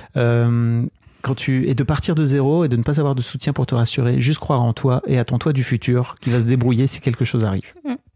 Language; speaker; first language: French; native; French